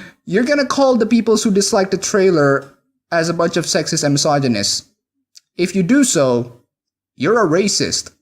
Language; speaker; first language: English; non-native, fluent; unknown